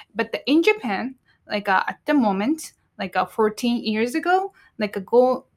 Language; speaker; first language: English; non-native, learner; Japanese